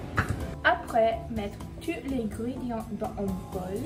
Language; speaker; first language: French; non-native, learner; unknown